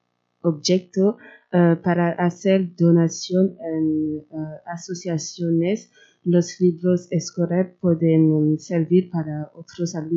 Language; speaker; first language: Spanish; non-native, learner; French